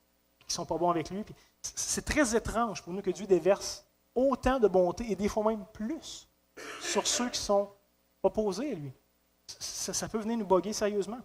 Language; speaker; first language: French; native; French